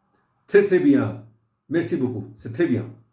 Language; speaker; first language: French; non-native, fluent; Hindi